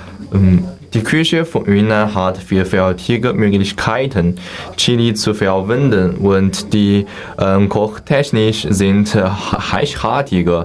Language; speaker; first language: German; non-native, learner; Chinese